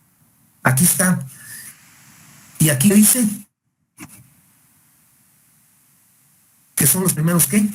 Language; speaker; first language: Spanish; native; Spanish